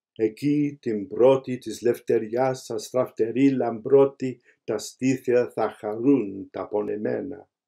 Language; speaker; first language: Greek; non-native, fluent; English